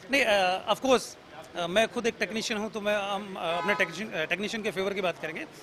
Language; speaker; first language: Hindi; native; Hindi